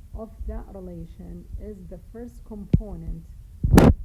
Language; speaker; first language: English; non-native, fluent; Arabic